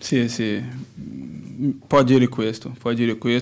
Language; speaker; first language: Italian; non-native, learner; Portuguese